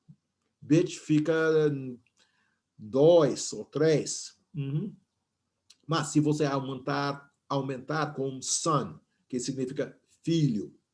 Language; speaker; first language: Portuguese; non-native, fluent; English